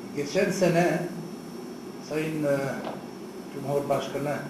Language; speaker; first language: Turkish; non-native, fluent; Arabic